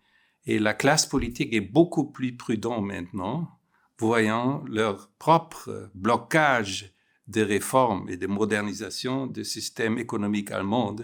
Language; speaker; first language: French; non-native, fluent; German